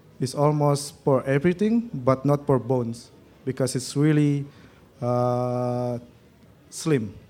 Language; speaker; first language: English; non-native, learner; Indonesian